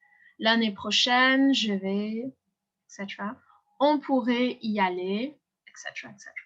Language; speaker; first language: French; non-native, fluent; English